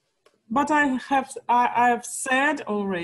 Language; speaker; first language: English; non-native, learner; Russian